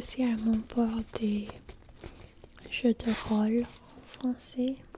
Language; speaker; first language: French; non-native, learner; English